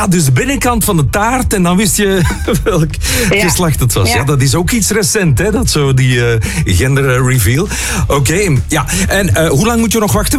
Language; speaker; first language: Dutch; native; Dutch